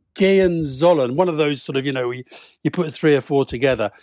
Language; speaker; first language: English; native; English